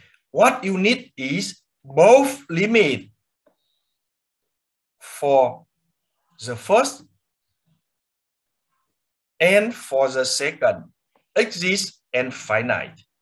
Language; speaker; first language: English; non-native, fluent; Vietnamese